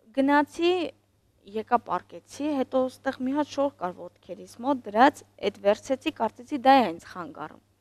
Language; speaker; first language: Armenian; native; Armenian